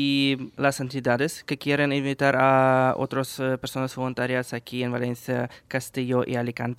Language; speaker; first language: Spanish; non-native, fluent; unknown